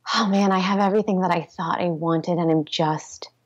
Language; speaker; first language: English; native; English